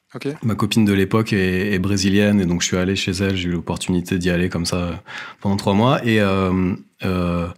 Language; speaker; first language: French; native; French